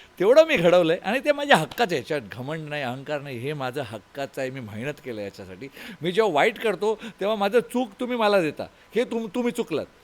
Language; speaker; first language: Marathi; non-native, local second language; Tulu